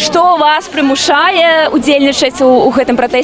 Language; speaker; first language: Belarusian; non-native, local second language; Russian